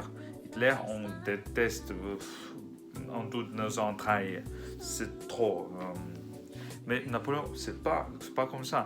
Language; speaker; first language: French; non-native, learner; Russian